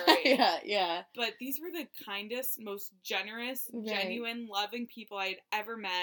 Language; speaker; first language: English; native; English